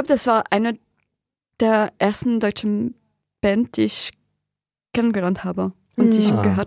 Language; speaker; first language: German; non-native, fluent; French